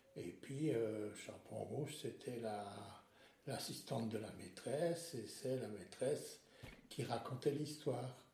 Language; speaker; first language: French; non-native, local second language; Swiss German